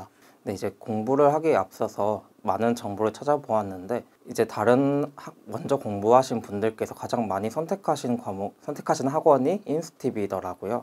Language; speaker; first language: Korean; native; Korean